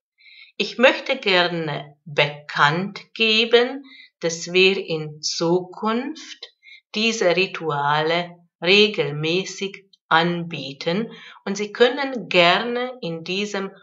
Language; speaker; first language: German; non-native, fluent; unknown